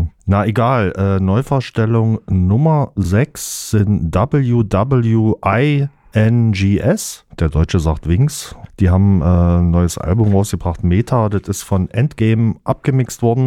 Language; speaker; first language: German; native; German